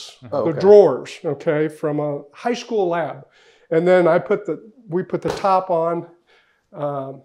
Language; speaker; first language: English; native; English